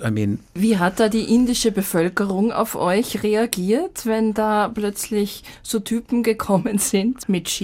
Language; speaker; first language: German; native; German